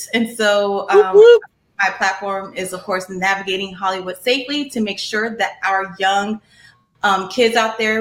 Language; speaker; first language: English; native; English